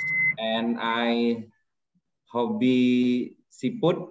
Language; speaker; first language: English; non-native, learner; Indonesian